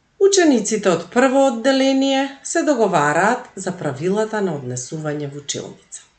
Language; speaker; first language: Macedonian; native; Macedonian